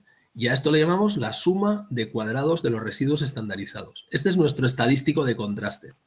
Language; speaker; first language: Spanish; native; Spanish